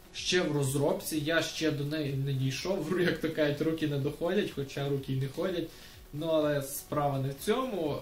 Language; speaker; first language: Ukrainian; non-native, local second language; Russian